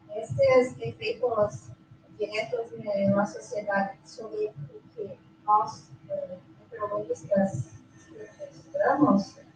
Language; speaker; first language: Spanish; non-native, learner; Portuguese